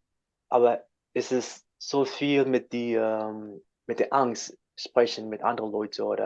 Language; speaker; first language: German; non-native, learner; English